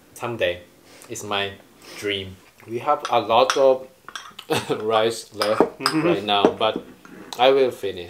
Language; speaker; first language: English; non-native, learner; Japanese